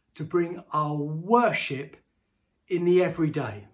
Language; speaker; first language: English; native; English